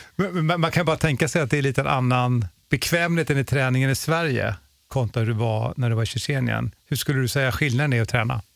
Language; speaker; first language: Swedish; native; Swedish